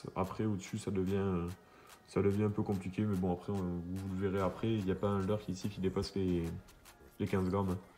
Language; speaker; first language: French; native; French